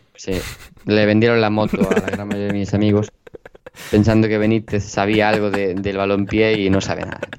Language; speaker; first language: Spanish; native; Spanish